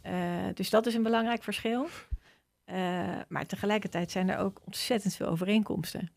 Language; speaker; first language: Dutch; native; Dutch